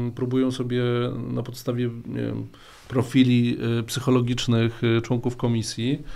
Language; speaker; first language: Polish; native; Polish